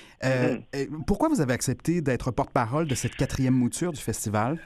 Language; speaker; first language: French; native; French